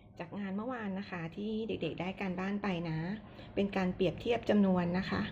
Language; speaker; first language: Thai; native; Thai